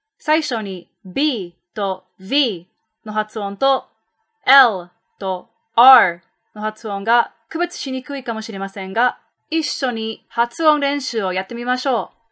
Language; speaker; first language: Japanese; native; Japanese